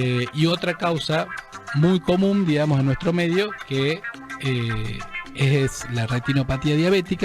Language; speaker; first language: Spanish; native; Spanish